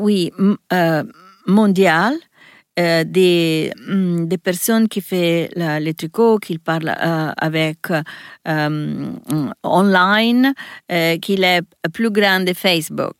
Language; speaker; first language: French; non-native, learner; Italian